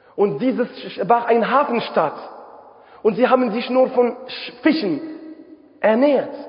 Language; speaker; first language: German; non-native, fluent; Arabic